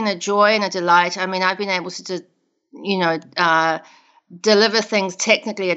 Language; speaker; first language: English; native; English